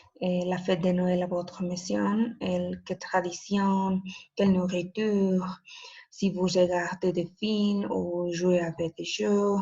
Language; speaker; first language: French; non-native, fluent; Spanish